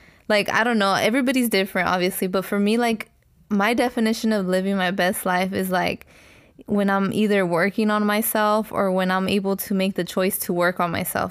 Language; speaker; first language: English; early bilingual, other home language; Spanish